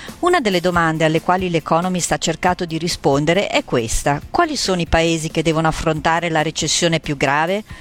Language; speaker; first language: Italian; native; Italian